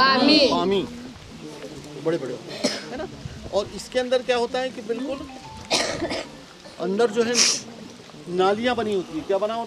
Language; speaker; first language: Hindi; native; Hindi